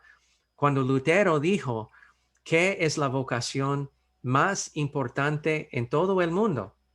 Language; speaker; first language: Spanish; non-native, fluent; English